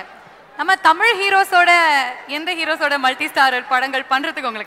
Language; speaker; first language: Tamil; native; Tamil